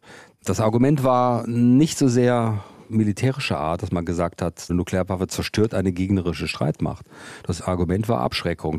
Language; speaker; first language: German; native; German